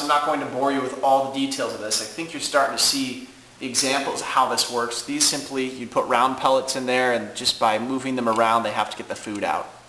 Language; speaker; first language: English; native; English